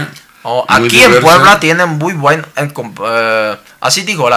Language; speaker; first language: Spanish; non-native, learner; Cantonese